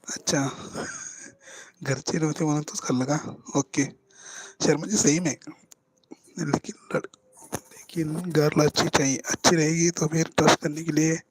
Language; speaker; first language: Hindi; non-native, local second language; Marathi